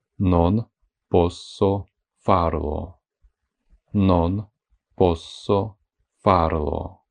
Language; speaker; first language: Italian; non-native, fluent; Ukrainian